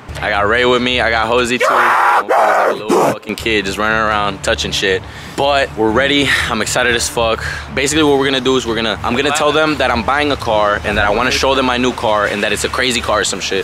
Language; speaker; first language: English; early bilingual, other home language; Spanish